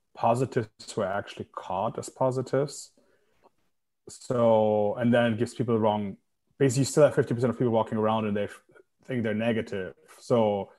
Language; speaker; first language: English; non-native, fluent; German